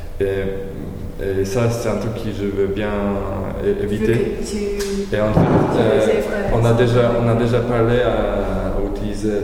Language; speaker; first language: French; non-native, fluent; Polish